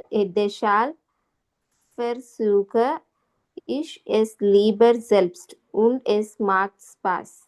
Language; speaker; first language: German; non-native, learner; Tamil